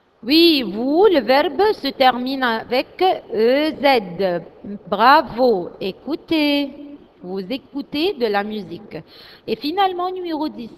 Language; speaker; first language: French; non-native, fluent; Arabic